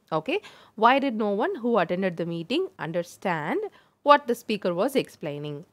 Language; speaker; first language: English; non-native, local second language; Tamil